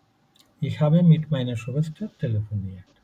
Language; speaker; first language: German; non-native, fluent; Bangla